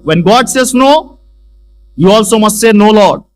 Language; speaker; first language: English; non-native, local second language; Telugu